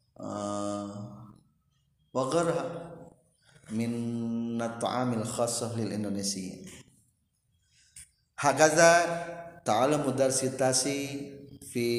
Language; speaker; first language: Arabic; non-native, fluent; Indonesian